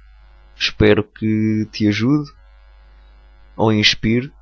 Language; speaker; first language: Portuguese; native; Portuguese